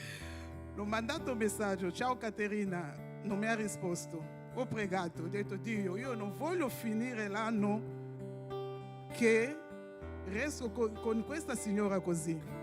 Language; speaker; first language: Italian; non-native, fluent; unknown